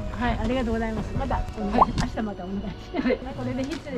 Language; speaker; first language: Japanese; native; Japanese